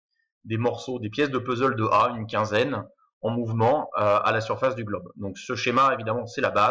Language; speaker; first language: French; native; French